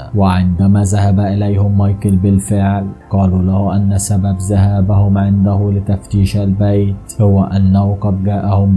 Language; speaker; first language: Arabic; native; Arabic